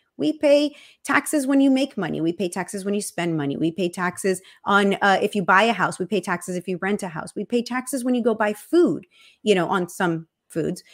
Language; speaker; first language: English; early bilingual, other home language; Spanish